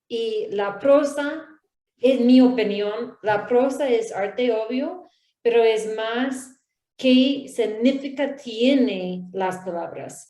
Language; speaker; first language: Spanish; non-native, learner; English